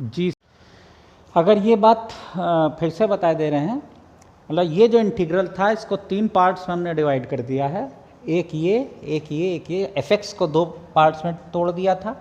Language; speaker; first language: Hindi; native; Hindi